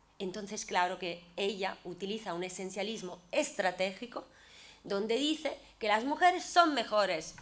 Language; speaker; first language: Spanish; non-native, fluent; Italian